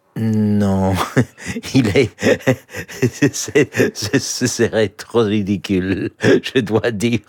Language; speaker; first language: French; non-native, fluent; English